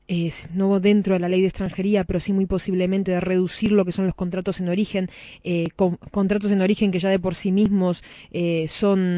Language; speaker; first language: Spanish; native; Spanish